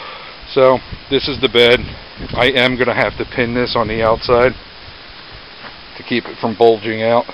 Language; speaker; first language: English; native; English